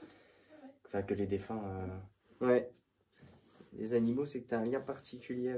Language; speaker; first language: French; native; French